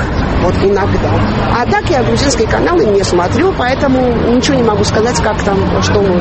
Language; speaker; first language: Russian; native; Russian